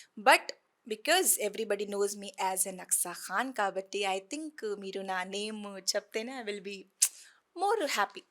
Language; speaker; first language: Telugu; non-native, fluent; Hindi